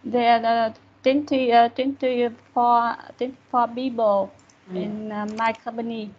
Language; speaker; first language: English; non-native, learner; Vietnamese